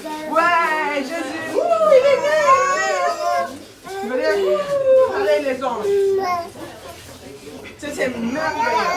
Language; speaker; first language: French; non-native, fluent; English